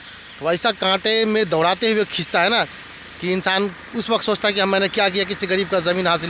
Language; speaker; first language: Hindi; native; Hindi